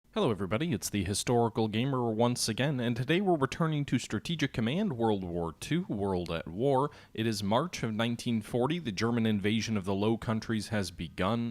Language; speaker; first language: English; native; English